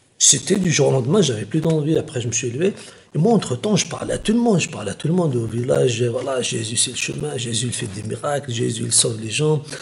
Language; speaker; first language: French; non-native, local second language; Kabyle